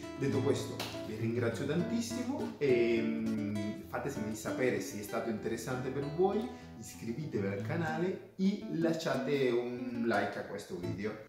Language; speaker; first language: Italian; non-native, fluent; Spanish